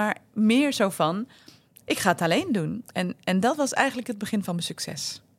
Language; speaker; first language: Dutch; early bilingual, other home language; Turkish